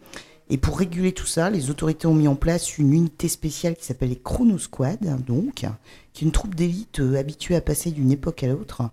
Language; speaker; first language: French; native; French